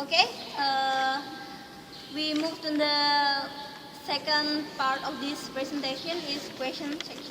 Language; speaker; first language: English; non-native, learner; Indonesian